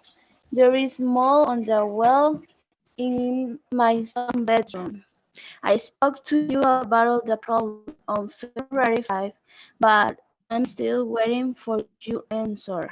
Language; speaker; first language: English; non-native, learner; Spanish